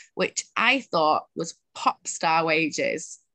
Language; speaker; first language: English; native; English